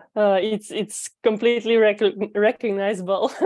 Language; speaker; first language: English; non-native, fluent; Dutch